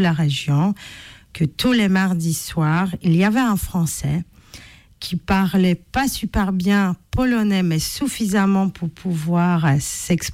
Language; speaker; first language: French; non-native, fluent; Polish